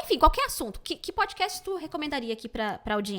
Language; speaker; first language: Portuguese; native; Portuguese